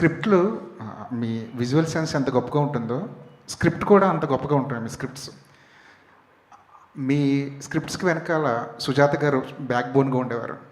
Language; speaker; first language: Telugu; native; Telugu